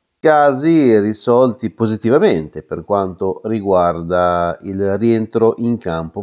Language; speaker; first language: Italian; native; Italian